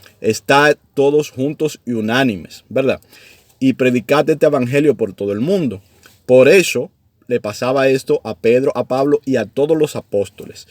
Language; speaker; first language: Spanish; native; Spanish